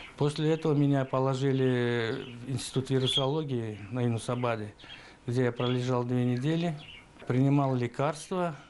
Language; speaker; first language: Russian; native; Russian